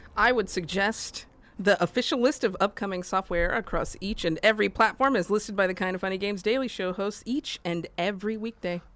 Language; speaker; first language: English; native; English